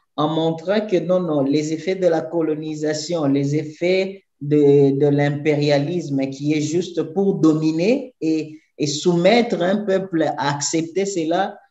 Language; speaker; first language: French; native; French